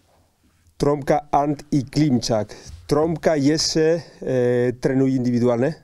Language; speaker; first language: Polish; non-native, learner; Spanish